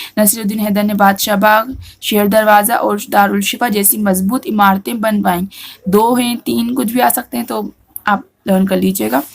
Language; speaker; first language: Urdu; native; Urdu